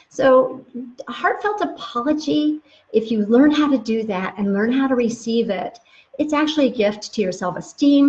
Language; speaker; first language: English; native; English